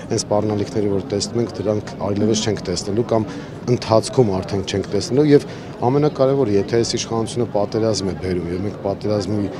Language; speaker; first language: Armenian; native; Armenian